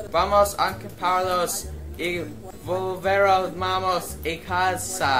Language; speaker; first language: Spanish; non-native, learner; English